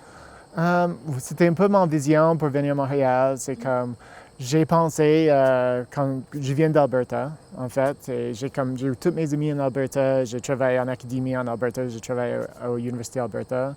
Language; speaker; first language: French; non-native, local second language; English